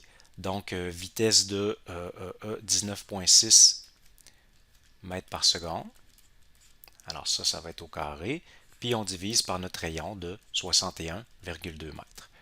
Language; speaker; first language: French; native; French